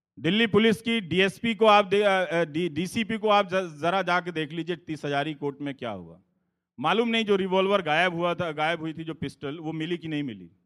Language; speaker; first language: Hindi; native; Hindi